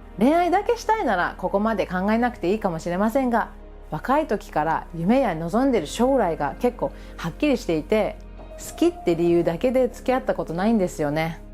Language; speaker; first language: Japanese; early bilingual, other home language; English